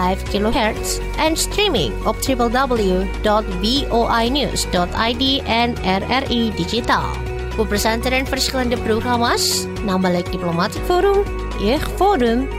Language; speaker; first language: Dutch; non-native, fluent; Indonesian